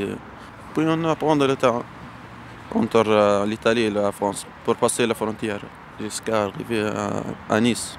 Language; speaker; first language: French; non-native, local second language; Arabic